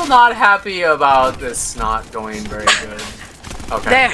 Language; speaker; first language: English; native; English